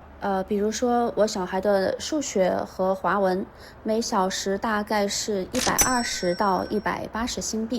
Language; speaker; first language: Chinese; native; Chinese